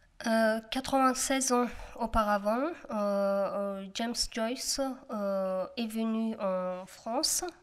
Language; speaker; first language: French; non-native, fluent; Kurdish